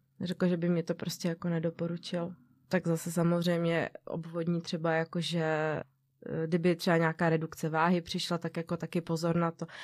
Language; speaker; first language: Czech; native; Czech